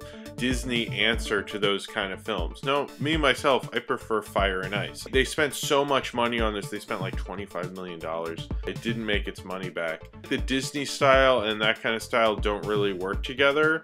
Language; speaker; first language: English; native; English